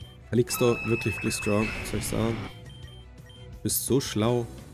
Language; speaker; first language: German; native; German